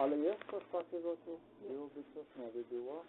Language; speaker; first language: Polish; non-native, learner; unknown